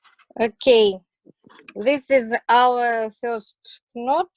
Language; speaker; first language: English; non-native, learner; Russian